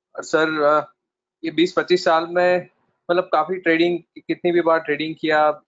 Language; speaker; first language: Hindi; non-native, local second language; Gujarati